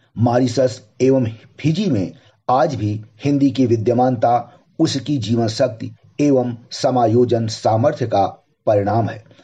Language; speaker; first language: Hindi; native; Hindi